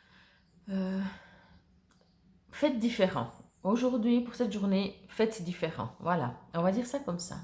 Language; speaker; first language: French; native; French